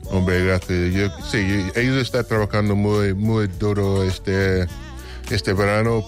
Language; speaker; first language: Spanish; non-native, fluent; English